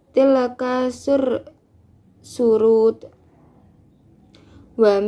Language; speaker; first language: Arabic; non-native, learner; Indonesian